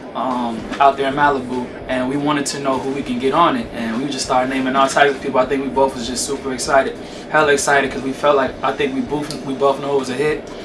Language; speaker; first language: English; native; English